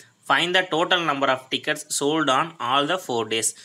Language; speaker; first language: English; non-native, local second language; Tamil